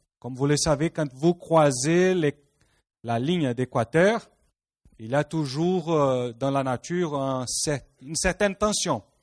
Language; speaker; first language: French; non-native, fluent; Portuguese